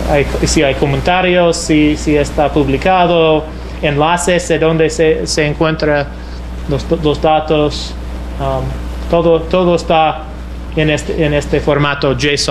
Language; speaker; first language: Spanish; non-native, fluent; English